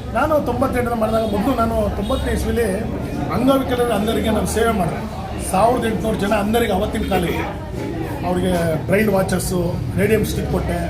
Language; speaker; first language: Kannada; non-native, local second language; Tamil